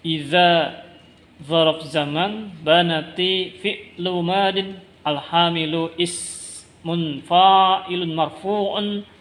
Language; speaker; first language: Arabic; non-native, learner; Indonesian